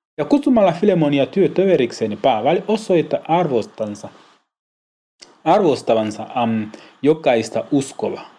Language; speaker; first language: Finnish; non-native, learner; Swahili